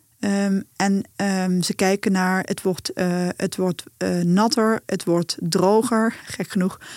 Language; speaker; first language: Dutch; native; Dutch